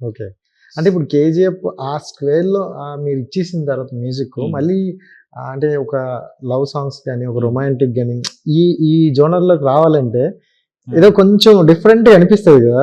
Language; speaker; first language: Telugu; native; Telugu